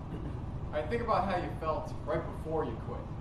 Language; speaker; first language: English; native; English